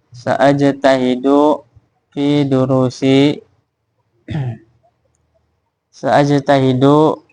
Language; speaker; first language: Arabic; non-native, fluent; Indonesian